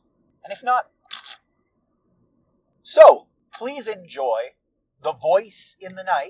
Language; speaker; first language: English; native; English